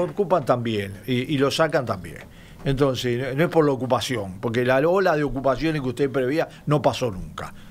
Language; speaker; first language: Spanish; native; Spanish